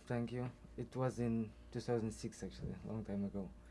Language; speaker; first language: English; non-native, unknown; Russian